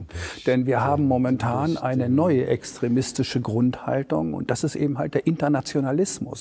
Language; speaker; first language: German; native; German